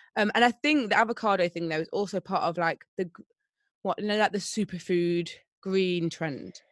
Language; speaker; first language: English; native; English